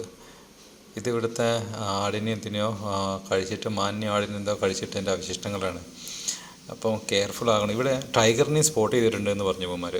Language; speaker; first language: Malayalam; native; Malayalam